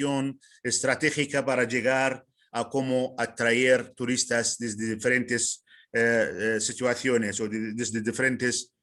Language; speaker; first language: Spanish; non-native, fluent; Arabic